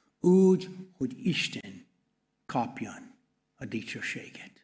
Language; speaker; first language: Hungarian; non-native, learner; English